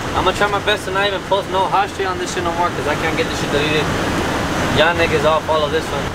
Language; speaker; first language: English; early bilingual, other home language; Spanish